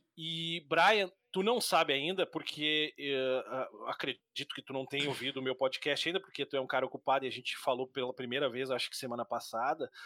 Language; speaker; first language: Portuguese; native; Portuguese